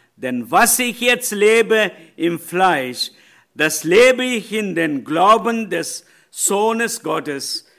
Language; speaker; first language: German; non-native, learner; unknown